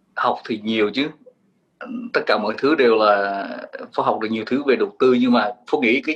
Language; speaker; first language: Vietnamese; native; Vietnamese